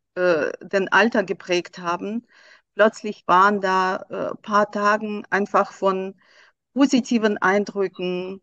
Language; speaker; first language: German; non-native, fluent; Russian